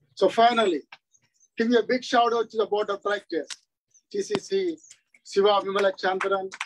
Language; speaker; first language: English; non-native, local second language; Tamil